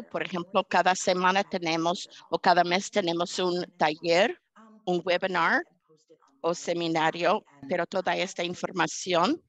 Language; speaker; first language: Spanish; early bilingual, heritage; English